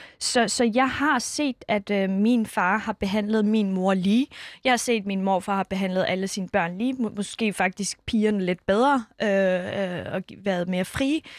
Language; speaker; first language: Danish; early bilingual, other home language; Kurdish